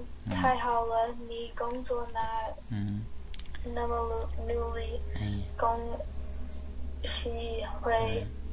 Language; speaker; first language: Chinese; non-native, learner; English